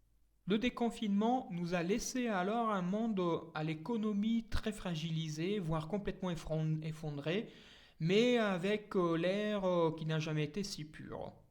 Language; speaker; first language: French; native; French